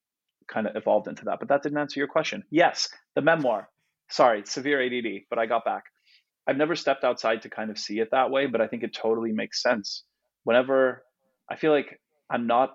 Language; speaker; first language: English; non-native, fluent; Polish